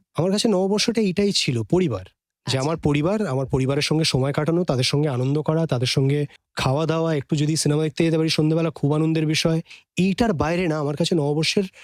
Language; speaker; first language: Bangla; native; Bangla